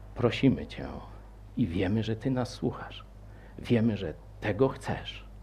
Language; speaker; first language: Polish; native; Polish